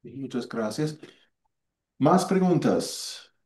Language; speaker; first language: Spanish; non-native, fluent; German